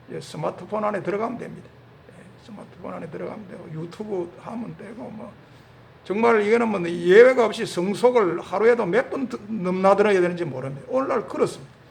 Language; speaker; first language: Korean; native; Korean